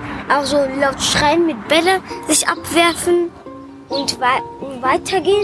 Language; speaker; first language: German; early bilingual, other home language; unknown